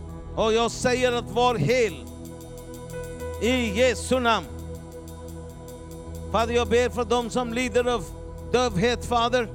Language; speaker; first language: Swedish; non-native, fluent; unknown